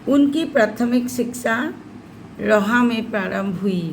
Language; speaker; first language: Hindi; non-native, local second language; Assamese